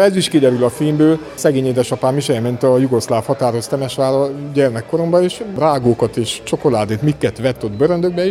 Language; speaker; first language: Hungarian; native; Hungarian